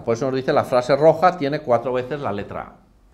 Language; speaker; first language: Spanish; native; Spanish